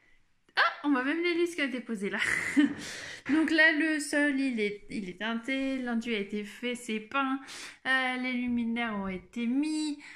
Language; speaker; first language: French; native; French